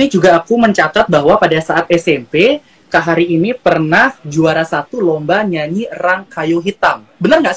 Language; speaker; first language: Indonesian; native; Indonesian